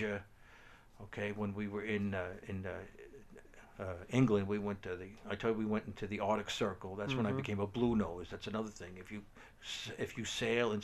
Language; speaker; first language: English; native; English